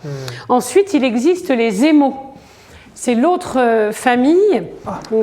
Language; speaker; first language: French; native; French